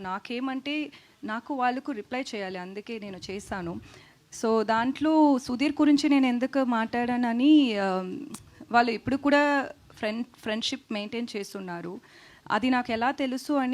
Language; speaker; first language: Telugu; non-native, local second language; Tamil